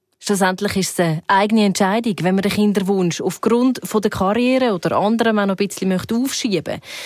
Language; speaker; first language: German; native; German